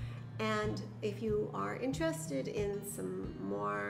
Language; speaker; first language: English; native; English